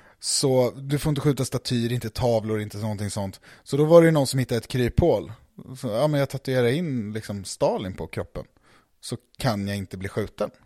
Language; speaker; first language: Swedish; native; Swedish